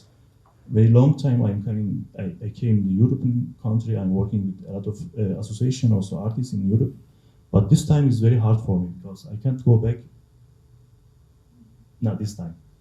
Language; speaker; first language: English; non-native, learner; Kurdish